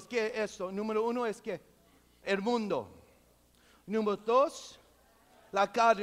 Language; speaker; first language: Spanish; non-native, local second language; English